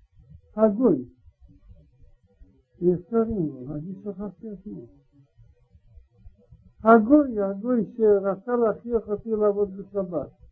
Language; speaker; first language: Hebrew; non-native, learner; Russian